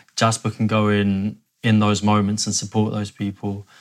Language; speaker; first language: English; native; English